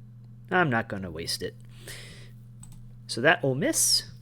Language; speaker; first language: English; native; English